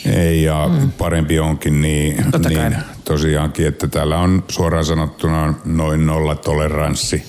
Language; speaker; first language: Finnish; native; Finnish